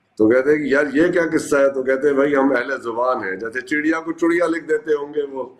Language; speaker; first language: Urdu; non-native, local second language; Punjabi